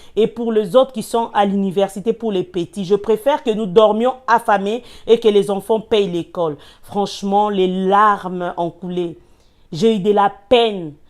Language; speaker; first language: French; non-native, local second language; Lingala